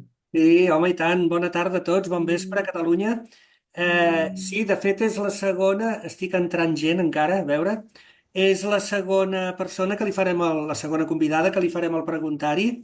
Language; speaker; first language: Catalan; native; Catalan